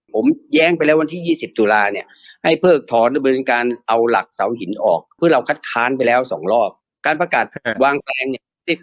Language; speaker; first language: Thai; native; Thai